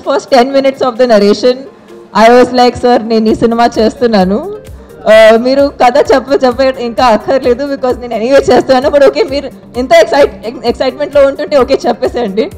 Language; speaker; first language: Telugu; non-native, fluent; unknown